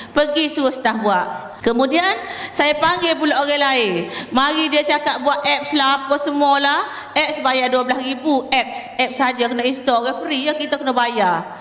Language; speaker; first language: Malay; native; Malay